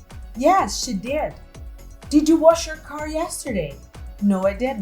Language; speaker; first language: English; non-native, fluent; Portuguese